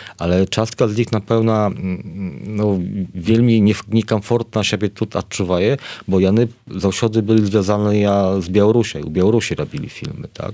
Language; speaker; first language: Polish; non-native, learner; Belarusian